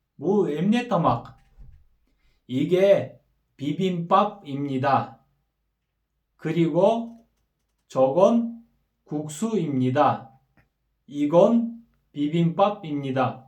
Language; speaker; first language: Korean; non-native, fluent; Kyrgyz